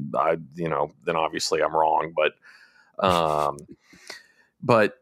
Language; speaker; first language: English; native; English